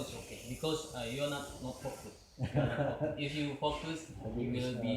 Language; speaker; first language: English; non-native, learner; Indonesian